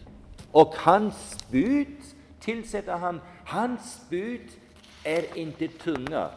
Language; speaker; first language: Swedish; non-native, fluent; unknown